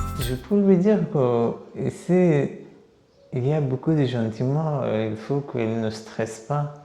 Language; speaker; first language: French; non-native, learner; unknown